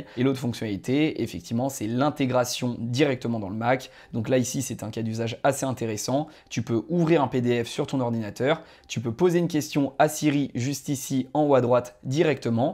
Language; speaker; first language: French; native; French